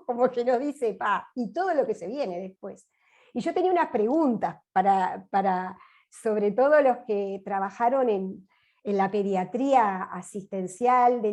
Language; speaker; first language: Spanish; native; Spanish